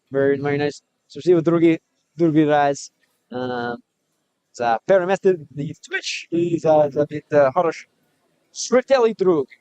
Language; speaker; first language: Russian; non-native, learner; English